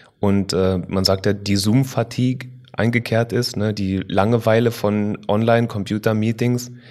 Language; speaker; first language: German; native; German